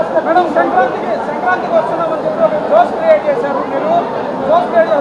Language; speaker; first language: Telugu; native; Telugu